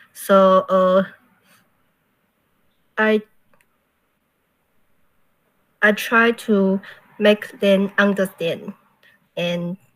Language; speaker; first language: English; non-native, learner; Chinese